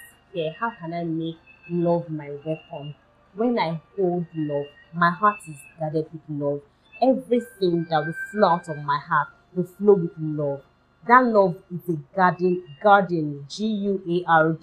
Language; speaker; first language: English; non-native, local second language; Yoruba